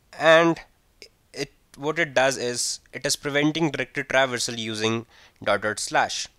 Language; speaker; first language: English; non-native, local second language; Hindi